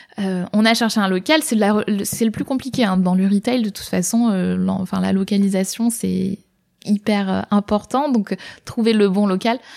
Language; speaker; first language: French; native; French